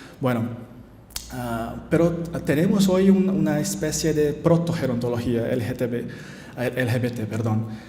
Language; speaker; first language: Spanish; non-native, learner; Portuguese